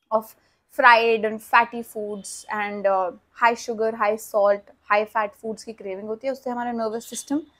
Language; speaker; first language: Hindi; native; Hindi